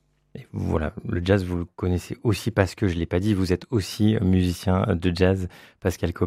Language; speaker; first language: French; native; French